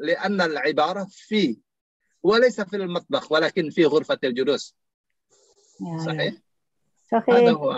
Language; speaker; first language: Arabic; non-native, fluent; Indonesian